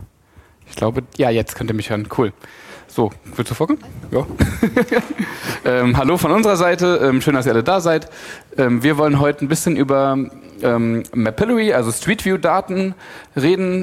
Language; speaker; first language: German; native; German